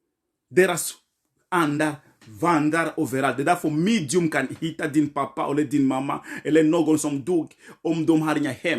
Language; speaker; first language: Swedish; non-native, fluent; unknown